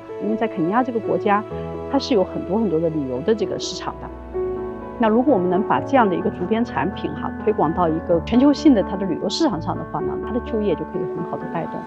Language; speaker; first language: Chinese; native; Chinese